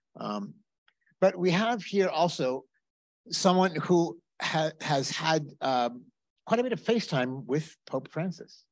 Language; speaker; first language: English; early bilingual, other home language; Spanish